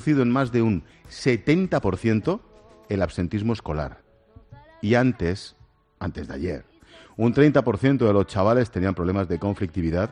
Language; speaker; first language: Spanish; native; Spanish